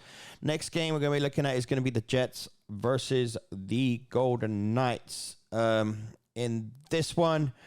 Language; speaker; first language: English; native; English